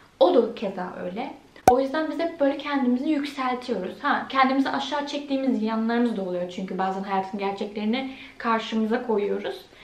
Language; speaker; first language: Turkish; early bilingual, heritage; Turkish